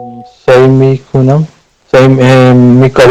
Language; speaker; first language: Persian; non-native, learner; Urdu